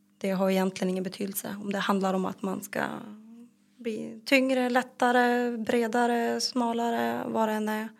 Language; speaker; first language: Swedish; native; Swedish